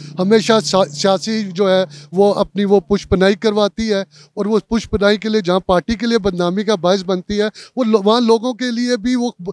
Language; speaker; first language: Urdu; non-native, local second language; Punjabi